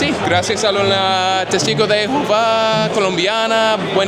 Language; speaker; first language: Spanish; non-native, learner; English